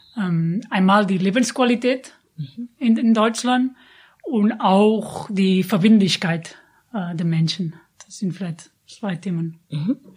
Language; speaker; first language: German; non-native, fluent; Catalan